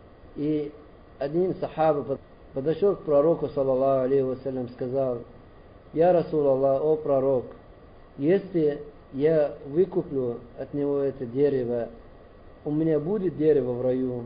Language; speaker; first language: Russian; non-native, learner; Arabic